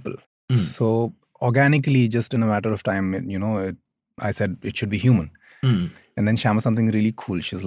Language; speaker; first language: English; non-native, local second language; Hindi